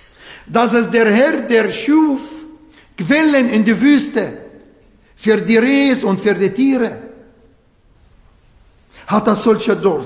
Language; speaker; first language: German; non-native, fluent; Arabic